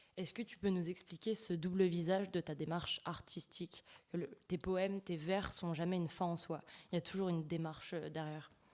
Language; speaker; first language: French; native; French